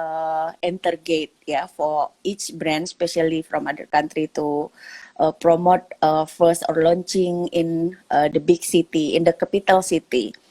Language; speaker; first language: English; non-native, local second language; Indonesian